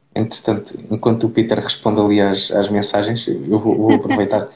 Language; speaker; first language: Portuguese; native; Portuguese